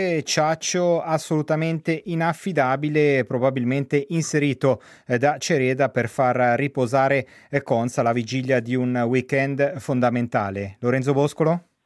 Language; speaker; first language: Italian; native; Italian